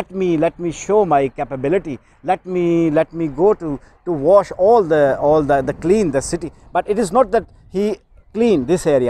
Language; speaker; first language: English; non-native, learner; Urdu